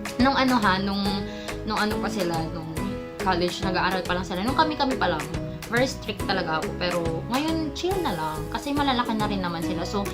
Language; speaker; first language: Filipino; non-native, local second language; Iloko